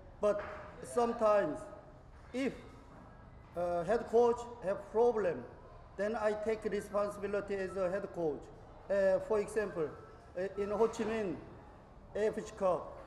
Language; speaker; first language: English; non-native, learner; Korean